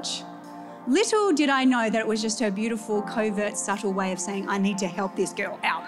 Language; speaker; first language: English; native; English